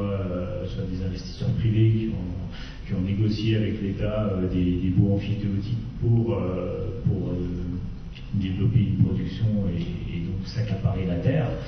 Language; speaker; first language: French; native; French